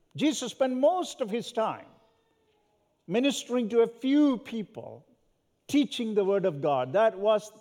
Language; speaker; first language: English; non-native, local second language; Malayalam